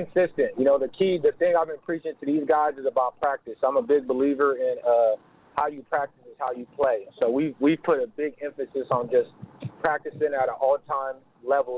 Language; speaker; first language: English; early bilingual, other home language; Lingala